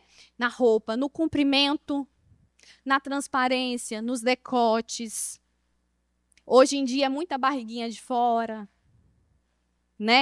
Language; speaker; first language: Portuguese; native; Portuguese